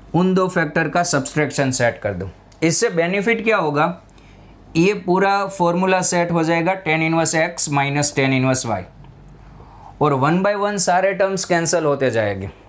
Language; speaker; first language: Hindi; non-native, local second language; Gujarati